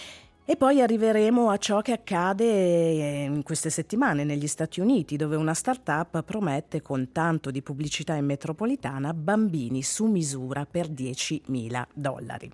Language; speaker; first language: Italian; native; Italian